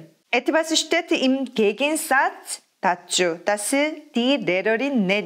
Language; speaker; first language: German; non-native, fluent; Korean